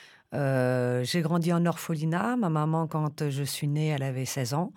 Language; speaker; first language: French; early bilingual, other home language; Romanian